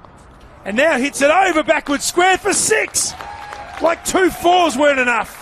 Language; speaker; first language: English; native; English